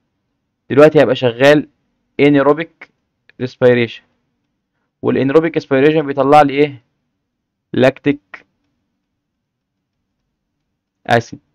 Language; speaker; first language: Arabic; native; Arabic